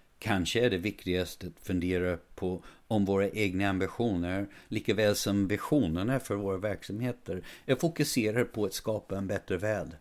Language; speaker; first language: Swedish; non-native, fluent; English